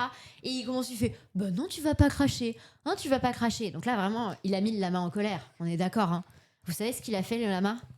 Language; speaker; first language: French; native; French